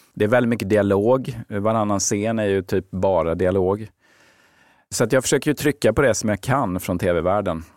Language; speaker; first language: Swedish; native; Swedish